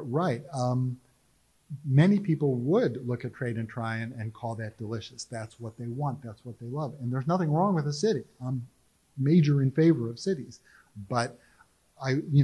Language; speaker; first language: English; native; English